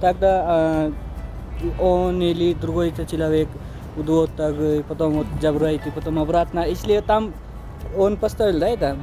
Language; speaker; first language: Russian; non-native, learner; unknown